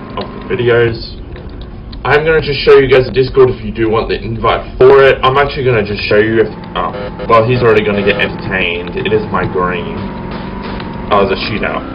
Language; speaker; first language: English; native; English